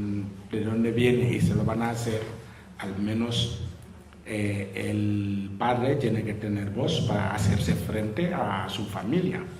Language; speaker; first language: Spanish; non-native, fluent; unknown